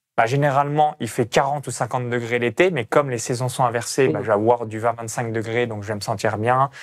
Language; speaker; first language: French; native; French